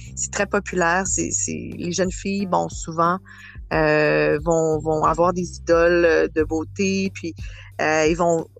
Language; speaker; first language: French; native; French